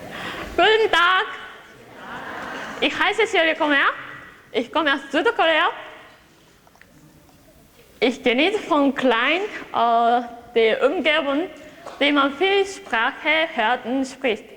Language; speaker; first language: German; non-native, learner; Japanese